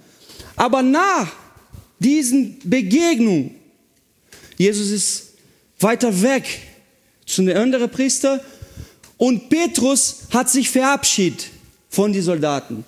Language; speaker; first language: German; non-native, fluent; Portuguese